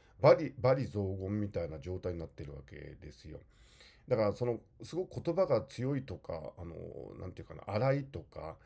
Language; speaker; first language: Japanese; native; Japanese